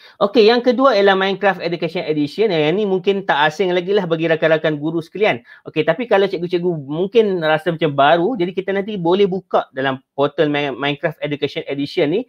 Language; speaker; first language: Malay; native; Malay